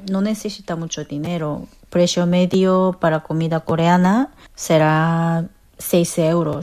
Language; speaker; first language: Spanish; non-native, fluent; Korean